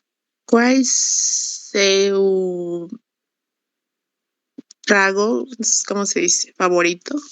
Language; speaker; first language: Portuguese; non-native, learner; Spanish